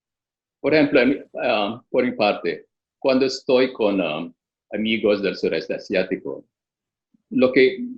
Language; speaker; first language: Spanish; non-native, fluent; Filipino